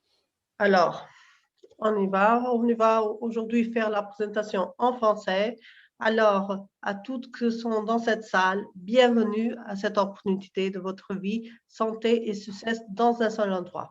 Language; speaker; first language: French; non-native, fluent; Portuguese